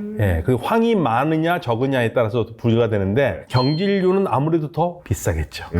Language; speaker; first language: Korean; native; Korean